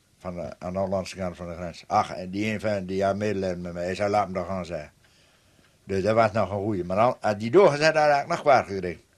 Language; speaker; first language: Dutch; native; Dutch